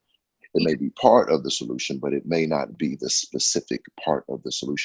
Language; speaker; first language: English; native; English